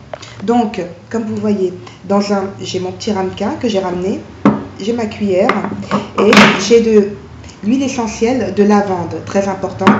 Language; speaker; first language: French; native; French